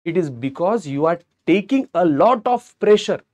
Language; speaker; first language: Hindi; non-native, local second language; Marathi